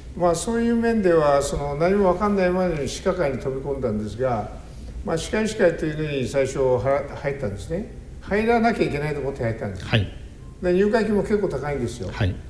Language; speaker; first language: Japanese; native; Japanese